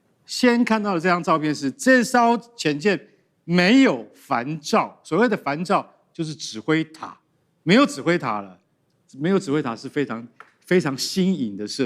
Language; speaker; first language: Chinese; native; Chinese